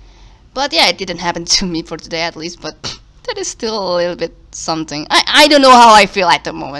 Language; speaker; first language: English; non-native, fluent; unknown